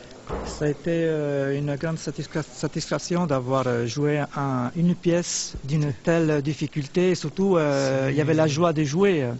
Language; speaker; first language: French; non-native, fluent; Italian